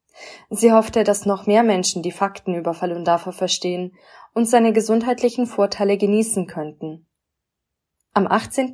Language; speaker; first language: German; native; German